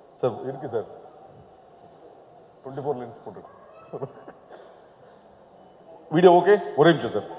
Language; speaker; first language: Tamil; native; Tamil